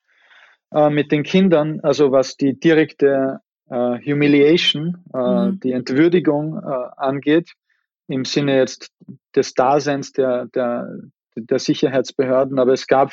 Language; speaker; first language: German; native; German